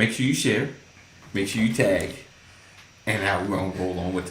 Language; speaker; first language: English; native; English